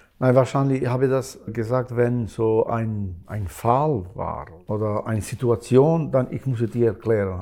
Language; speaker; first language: German; non-native, learner; Albanian